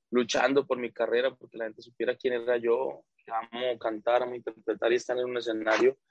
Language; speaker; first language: Spanish; native; Spanish